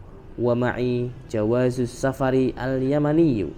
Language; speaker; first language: Arabic; non-native, fluent; Indonesian